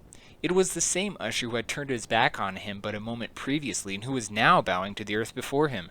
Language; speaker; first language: English; native; English